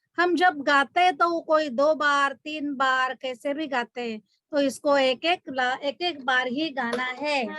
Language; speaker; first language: Hindi; non-native, local second language; Marathi